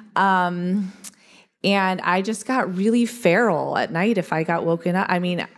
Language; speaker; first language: English; native; English